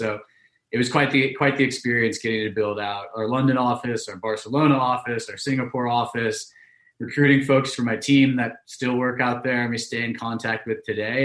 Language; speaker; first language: English; native; English